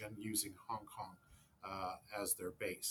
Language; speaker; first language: English; native; English